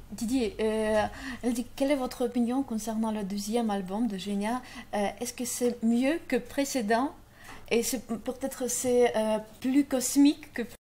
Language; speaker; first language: French; non-native, learner; Russian